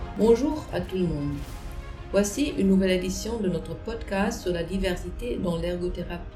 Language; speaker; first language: French; non-native, local second language; German